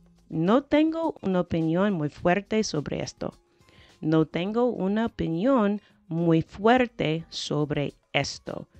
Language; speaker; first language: Spanish; non-native, fluent; English